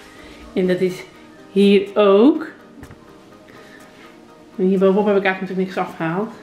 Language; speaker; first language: Dutch; native; Dutch